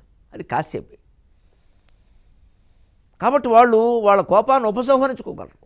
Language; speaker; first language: Telugu; native; Telugu